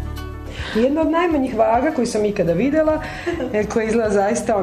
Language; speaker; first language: Serbian; native; Serbian